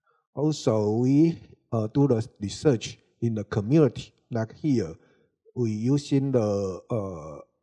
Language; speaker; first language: English; non-native, learner; Chinese